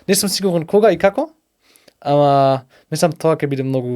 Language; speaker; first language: Macedonian; non-native, learner; German